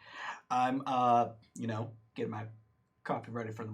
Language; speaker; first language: English; native; English